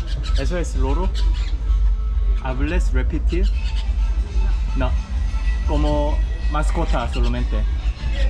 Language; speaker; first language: Spanish; non-native, learner; Korean